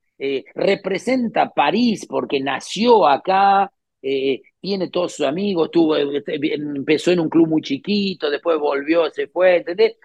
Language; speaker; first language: Spanish; native; Spanish